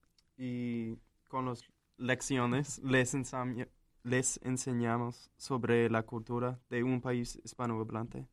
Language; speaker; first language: Spanish; non-native, learner; English